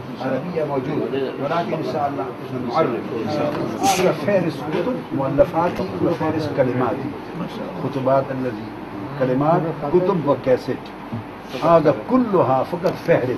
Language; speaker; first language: Arabic; non-native, learner; Urdu